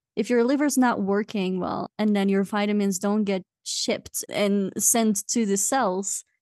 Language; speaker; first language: English; non-native, fluent; Dutch